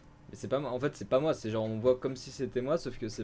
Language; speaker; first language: French; native; French